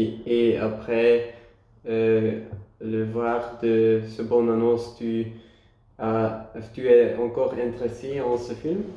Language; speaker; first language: French; non-native, learner; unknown